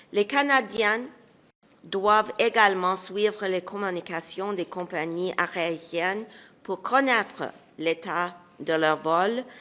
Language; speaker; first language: French; non-native, local second language; English